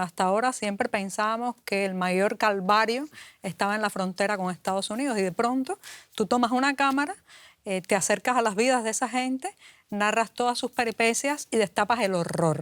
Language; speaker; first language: Spanish; native; Spanish